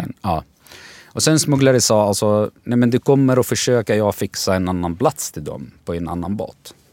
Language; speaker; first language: Swedish; non-native, fluent; Arabic